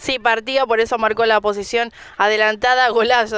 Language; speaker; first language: Spanish; native; Spanish